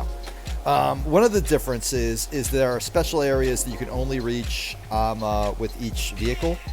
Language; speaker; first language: English; native; English